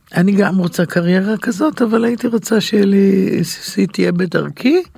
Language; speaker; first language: Hebrew; native; Hebrew